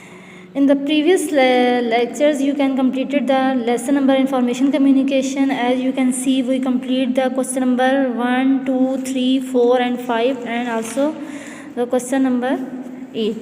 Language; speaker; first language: English; non-native, local second language; Urdu